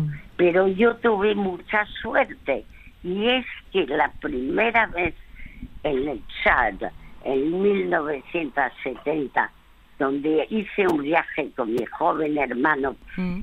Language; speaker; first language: Spanish; early bilingual, other home language; French